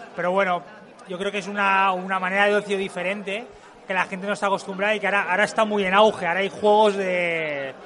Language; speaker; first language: Spanish; non-native, local second language; Catalan